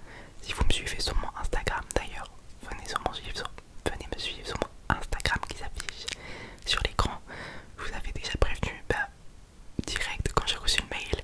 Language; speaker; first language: French; native; French